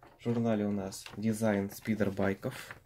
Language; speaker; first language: Russian; native; Russian